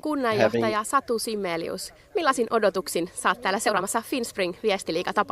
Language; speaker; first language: Finnish; native; Finnish